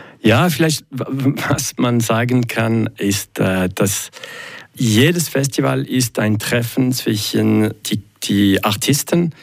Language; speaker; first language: German; non-native, local second language; French